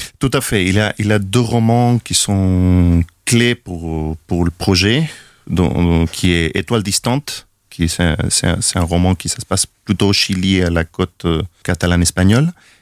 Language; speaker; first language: French; non-native, fluent; Spanish